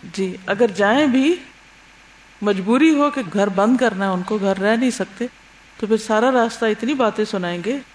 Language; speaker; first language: Urdu; native; Urdu